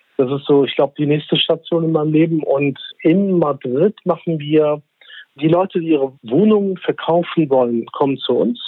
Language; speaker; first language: German; early bilingual, other home language; Turkish